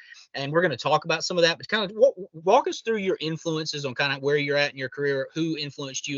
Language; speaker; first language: English; native; English